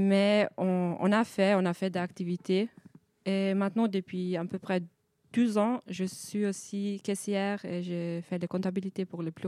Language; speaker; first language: French; non-native, learner; Albanian